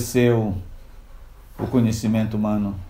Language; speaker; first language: Portuguese; non-native, local second language; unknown